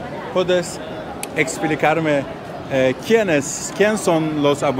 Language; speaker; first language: Spanish; non-native, learner; Turkish